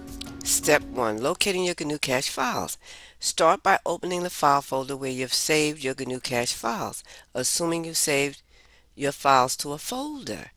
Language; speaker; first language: English; native; English